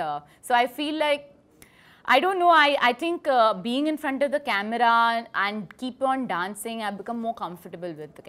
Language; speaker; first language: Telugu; non-native, fluent; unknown